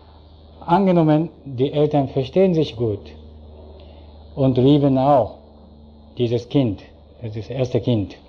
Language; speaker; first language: German; non-native, fluent; Japanese